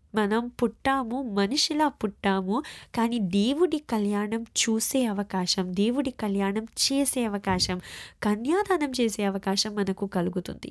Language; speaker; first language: Telugu; early bilingual, heritage; Telugu